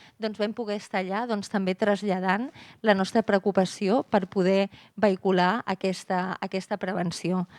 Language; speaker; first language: Catalan; native; Catalan